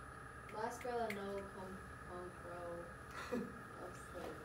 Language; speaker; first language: Spanish; non-native, learner; English